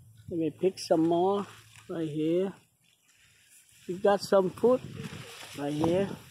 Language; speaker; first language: English; non-native, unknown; Vietnamese